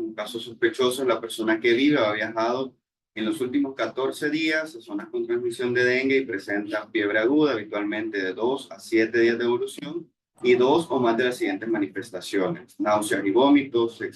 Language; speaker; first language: Spanish; native; Spanish